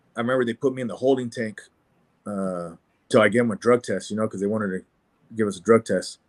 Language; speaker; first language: English; native; English